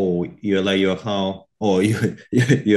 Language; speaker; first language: Chinese; non-native, learner; Korean